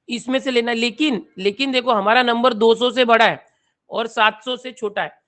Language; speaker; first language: Hindi; non-native, local second language; Marathi